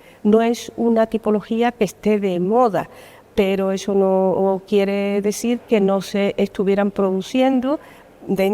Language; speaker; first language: Spanish; native; Spanish